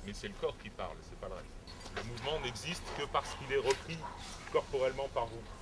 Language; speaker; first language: French; native; French